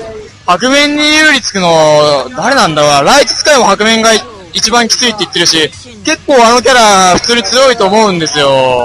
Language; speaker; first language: Japanese; native; Japanese